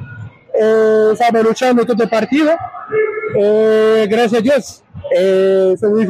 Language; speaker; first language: Spanish; non-native, learner; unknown